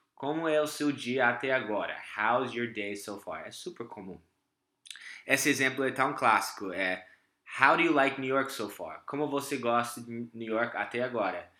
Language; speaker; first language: Portuguese; non-native, fluent; English